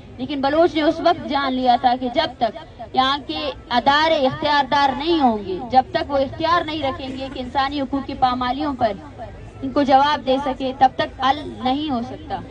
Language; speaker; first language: Urdu; non-native, local second language; Baluchi